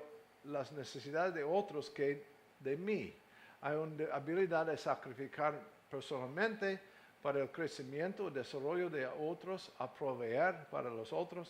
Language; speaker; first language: Spanish; non-native, fluent; English